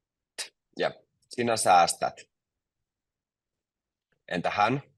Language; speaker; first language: Finnish; non-native, fluent; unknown